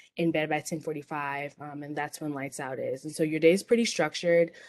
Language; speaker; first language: English; native; English